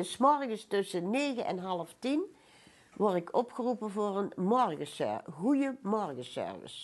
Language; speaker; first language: Dutch; native; Dutch